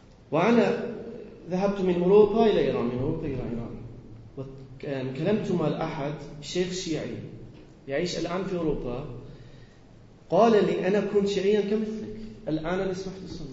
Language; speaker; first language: Arabic; non-native, learner; Persian